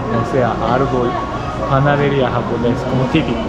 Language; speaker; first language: Spanish; non-native, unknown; Japanese